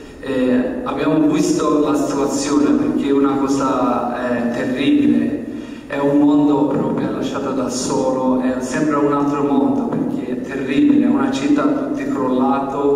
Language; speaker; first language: Italian; non-native, learner; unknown